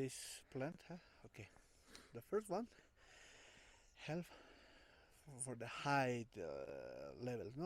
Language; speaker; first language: English; non-native, learner; Spanish